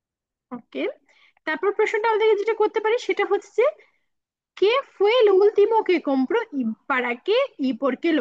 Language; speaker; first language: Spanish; non-native, learner; Bangla